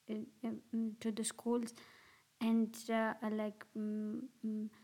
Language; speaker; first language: English; non-native, local second language; Pashto